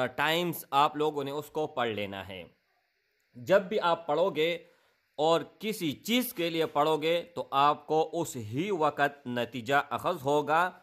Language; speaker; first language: Urdu; non-native, local second language; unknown